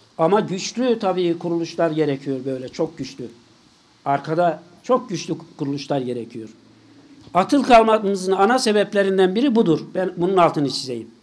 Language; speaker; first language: Turkish; native; Turkish